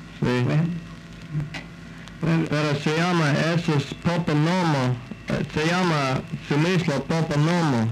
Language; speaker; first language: Spanish; non-native, fluent; English